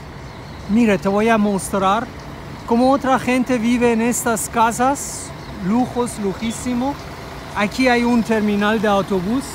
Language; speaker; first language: Spanish; non-native, fluent; Portuguese